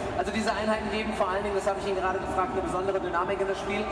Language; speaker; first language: German; native; German